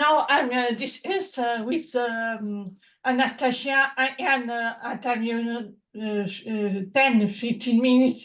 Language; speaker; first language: English; non-native, learner; French